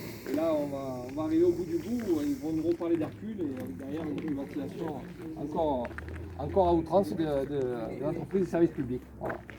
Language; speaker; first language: French; native; French